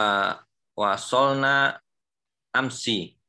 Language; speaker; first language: Arabic; non-native, learner; Indonesian